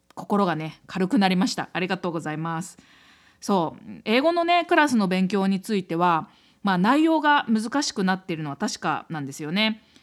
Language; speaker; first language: Japanese; native; Japanese